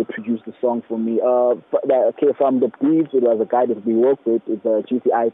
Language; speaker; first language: English; non-native, local second language; Zulu